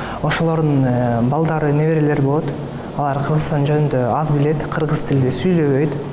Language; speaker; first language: Kyrgyz; early bilingual, heritage; Kyrgyz